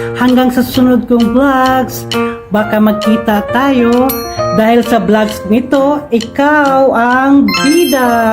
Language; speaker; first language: Filipino; native; Filipino